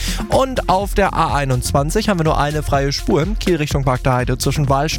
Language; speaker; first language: German; native; German